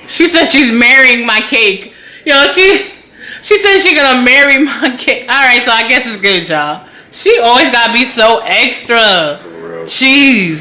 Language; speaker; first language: English; native; English